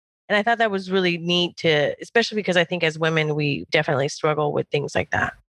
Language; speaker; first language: English; early bilingual, other home language; Spanish